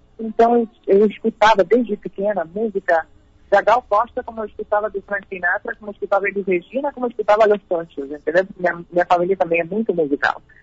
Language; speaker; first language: Portuguese; early bilingual, heritage; Spanish